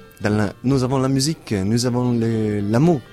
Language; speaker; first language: French; non-native, learner; Italian